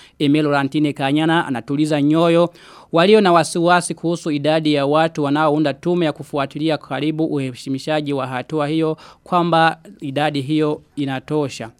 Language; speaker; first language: Swahili; non-native, local second language; Rundi